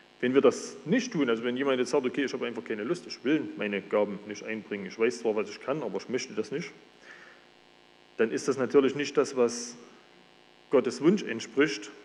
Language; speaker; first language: German; native; German